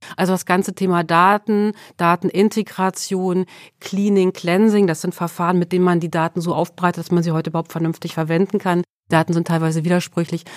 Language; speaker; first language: German; early bilingual, other home language; Swedish